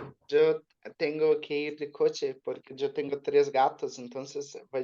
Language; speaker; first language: Spanish; non-native, learner; Portuguese